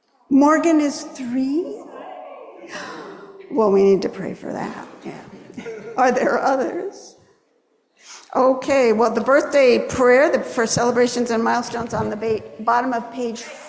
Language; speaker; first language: English; native; English